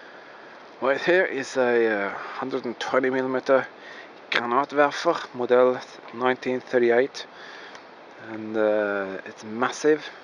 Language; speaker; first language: English; non-native, fluent; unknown